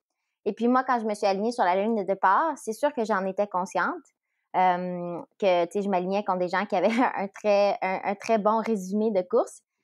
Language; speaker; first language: French; native; French